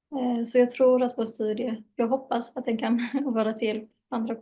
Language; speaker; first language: Swedish; native; Swedish